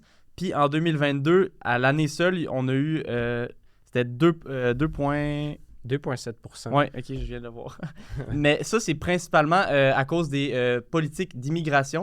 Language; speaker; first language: French; native; French